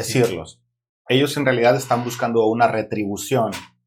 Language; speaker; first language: Spanish; native; Spanish